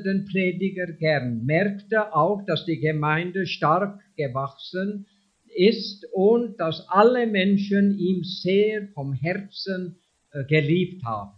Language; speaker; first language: German; non-native, fluent; English